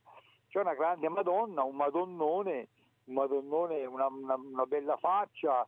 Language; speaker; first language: Italian; native; Italian